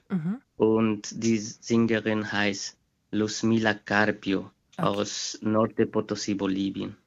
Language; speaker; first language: German; non-native, fluent; Quechua